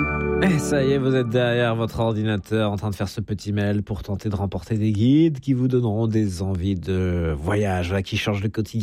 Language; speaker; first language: French; native; French